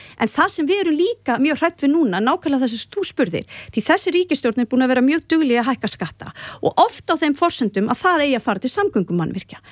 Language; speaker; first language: Icelandic; native; Icelandic